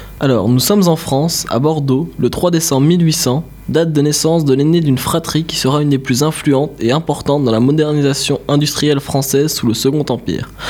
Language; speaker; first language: French; native; French